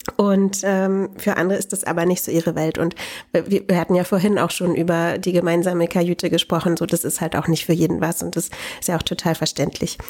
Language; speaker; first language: German; native; German